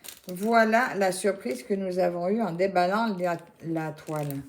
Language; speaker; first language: French; native; French